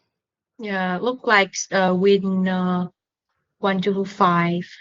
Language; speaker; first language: English; non-native, learner; Vietnamese